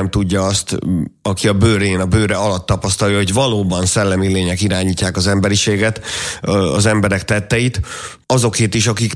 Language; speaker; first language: Hungarian; native; Hungarian